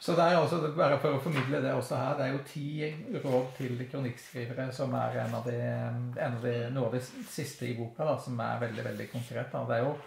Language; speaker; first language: Norwegian; native; Norwegian